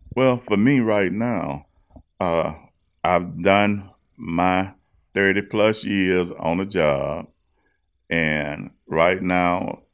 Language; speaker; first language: English; native; English